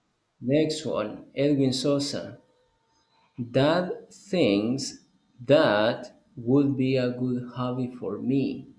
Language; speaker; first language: English; non-native, fluent; Spanish